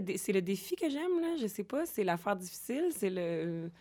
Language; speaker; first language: French; native; French